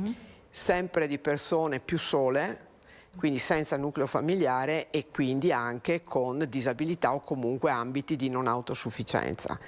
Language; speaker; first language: Italian; native; Italian